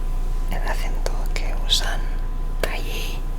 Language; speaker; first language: Spanish; non-native, learner; English